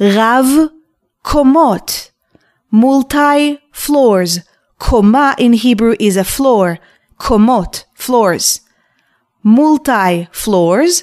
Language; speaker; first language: English; non-native, fluent; Hebrew